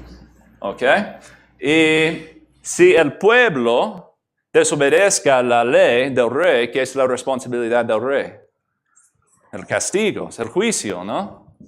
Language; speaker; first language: Spanish; non-native, fluent; English